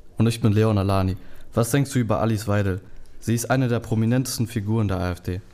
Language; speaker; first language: German; early bilingual, other home language; Kurdish